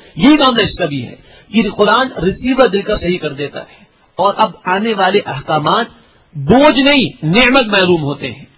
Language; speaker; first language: Urdu; native; Urdu